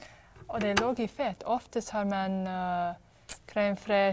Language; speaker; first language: Swedish; non-native, fluent; English